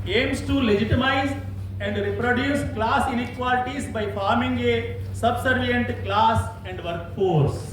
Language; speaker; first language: English; non-native, local second language; Telugu